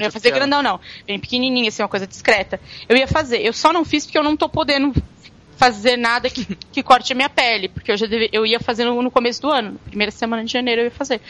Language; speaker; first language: Portuguese; native; Portuguese